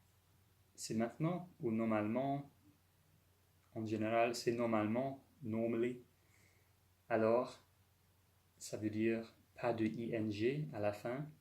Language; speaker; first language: French; non-native, fluent; English